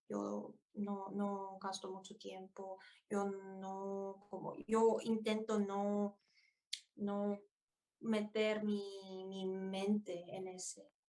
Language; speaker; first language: Spanish; non-native, fluent; Korean